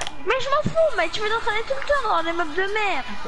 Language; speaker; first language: French; native; French